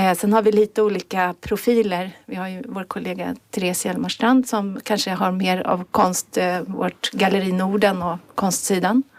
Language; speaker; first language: Swedish; native; Swedish